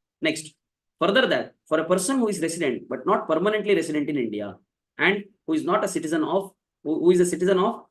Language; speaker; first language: English; non-native, local second language; Kannada